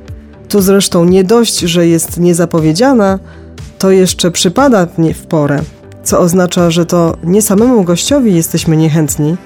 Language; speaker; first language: Polish; native; Polish